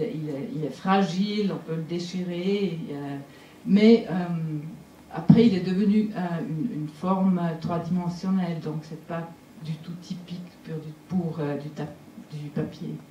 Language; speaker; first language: French; non-native, local second language; German